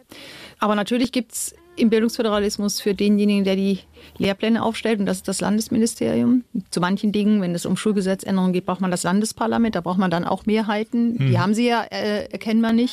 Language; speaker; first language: German; native; German